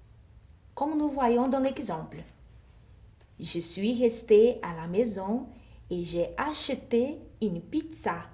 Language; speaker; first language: French; non-native, fluent; Portuguese